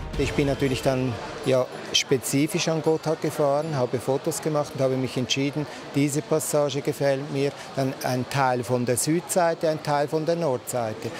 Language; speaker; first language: German; native; German